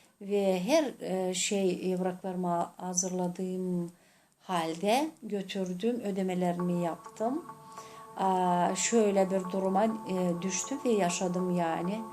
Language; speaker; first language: Turkish; non-native, fluent; Gagauz